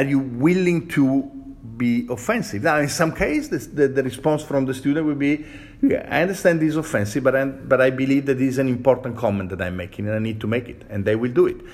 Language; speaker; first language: English; non-native, fluent; Italian